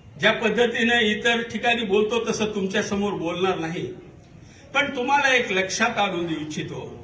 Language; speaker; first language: Marathi; non-native, local second language; Urdu